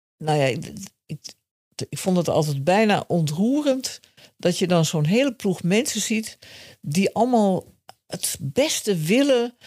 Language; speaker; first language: Dutch; native; Dutch